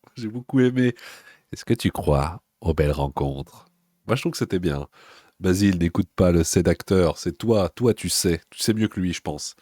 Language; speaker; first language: French; native; French